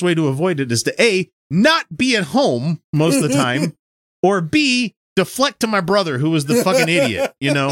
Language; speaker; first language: English; native; English